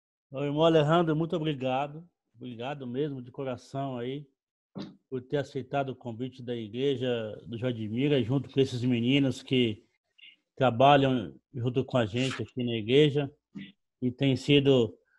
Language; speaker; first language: Portuguese; native; Portuguese